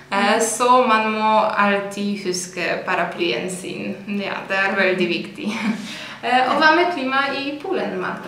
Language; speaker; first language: Norwegian; non-native, fluent; Polish